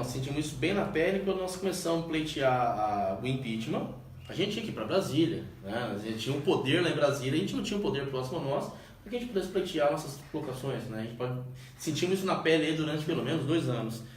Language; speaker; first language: Portuguese; native; Portuguese